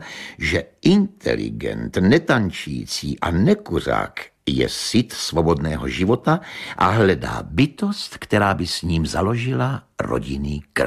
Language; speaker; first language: Czech; native; Czech